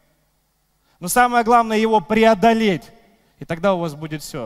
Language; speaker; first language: Russian; native; Russian